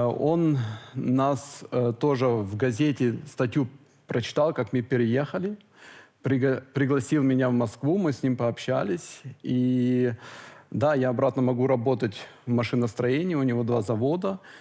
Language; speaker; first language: Russian; early bilingual, other home language; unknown